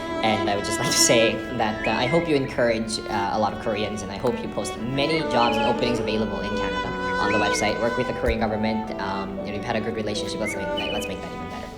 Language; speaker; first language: English; early bilingual, other home language; Korean